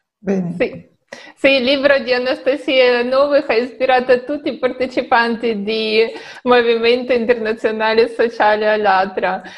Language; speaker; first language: Italian; non-native, fluent; Russian